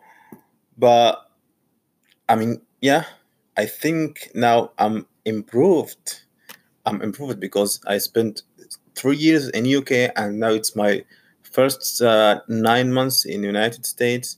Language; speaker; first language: English; non-native, learner; Arabic